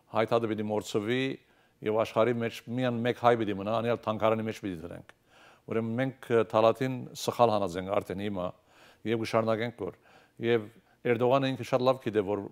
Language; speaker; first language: Armenian; early bilingual, heritage; Armenian